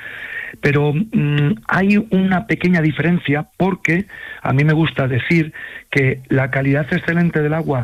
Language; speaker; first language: Spanish; native; Spanish